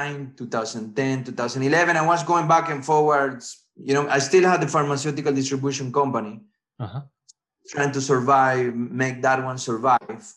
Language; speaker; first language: English; non-native, fluent; Spanish